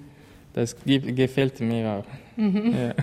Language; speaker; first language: German; non-native, learner; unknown